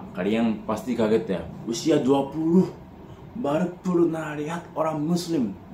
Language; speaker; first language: Indonesian; non-native, fluent; Japanese